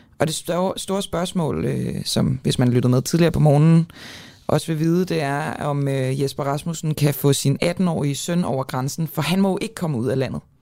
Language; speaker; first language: Danish; native; Danish